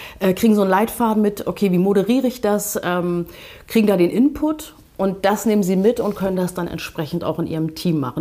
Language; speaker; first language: German; native; German